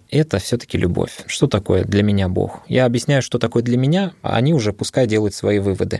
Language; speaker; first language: Russian; early bilingual, other home language; Arabic